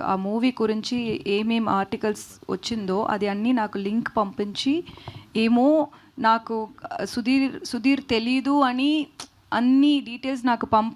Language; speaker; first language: Telugu; non-native, learner; Tamil